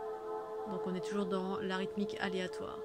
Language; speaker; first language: French; native; French